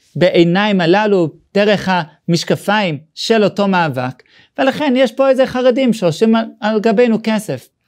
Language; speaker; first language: Hebrew; non-native, fluent; English